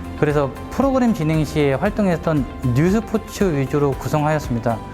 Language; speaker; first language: Korean; native; Korean